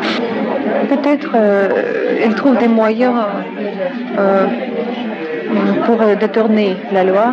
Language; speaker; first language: French; non-native, fluent; Russian